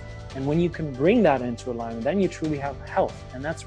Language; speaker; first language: English; non-native, fluent; German